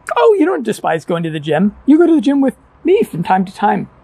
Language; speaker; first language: English; native; English